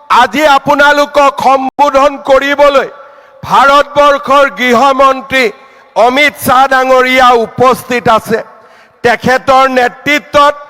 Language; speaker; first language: Assamese; native; Assamese